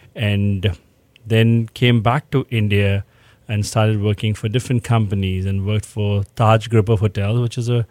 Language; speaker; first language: English; non-native, local second language; Hindi